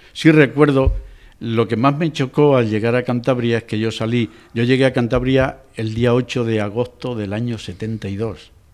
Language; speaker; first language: Spanish; native; Spanish